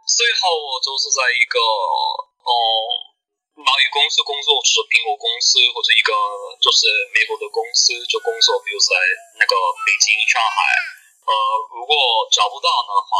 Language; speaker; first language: Chinese; non-native, learner; English